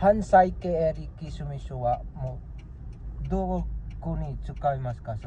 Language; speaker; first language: Japanese; non-native, learner; Filipino